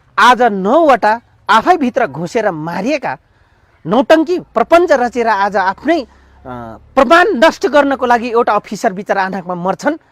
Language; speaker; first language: Nepali; non-native, local second language; Dangaura Tharu